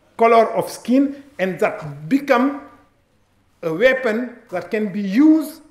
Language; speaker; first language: English; non-native, fluent; Wolof